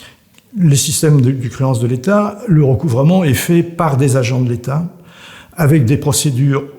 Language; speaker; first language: French; native; French